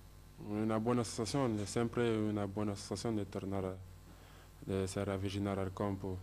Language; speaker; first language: Italian; non-native, fluent; French